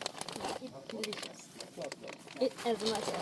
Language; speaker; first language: English; non-native, learner; Korean